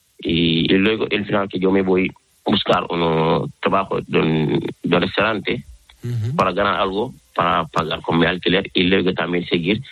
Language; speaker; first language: Spanish; non-native, learner; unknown